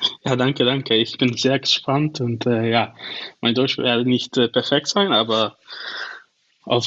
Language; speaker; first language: German; non-native, learner; Dutch